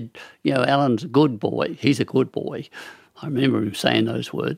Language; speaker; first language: English; native; English